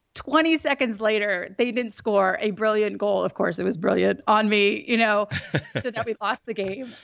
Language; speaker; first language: English; native; English